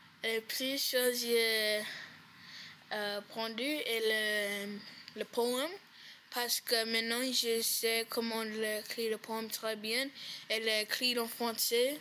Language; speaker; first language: French; non-native, learner; English